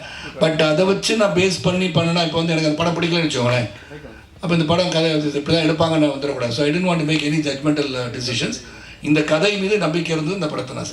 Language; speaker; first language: Tamil; native; Tamil